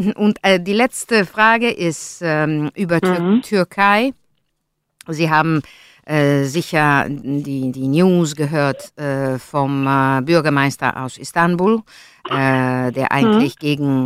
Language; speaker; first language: German; non-native, learner; Italian